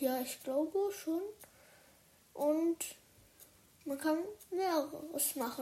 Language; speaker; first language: German; early bilingual, other home language; Chinese